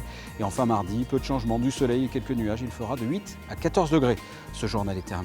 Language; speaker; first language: French; native; French